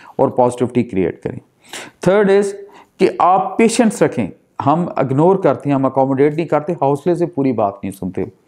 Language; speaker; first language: Urdu; non-native, local second language; Punjabi